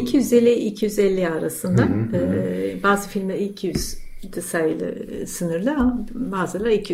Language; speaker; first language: Turkish; non-native, fluent; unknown